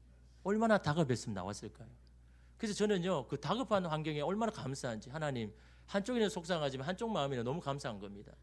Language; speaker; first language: Korean; native; Korean